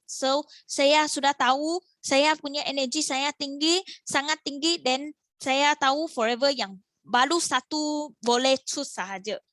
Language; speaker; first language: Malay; non-native, local second language; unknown